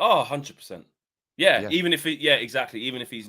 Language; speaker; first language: English; native; English